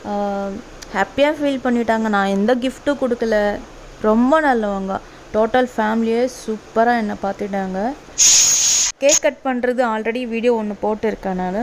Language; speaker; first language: Tamil; non-native, local second language; Telugu